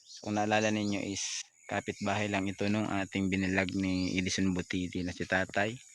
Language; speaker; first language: Filipino; native; Filipino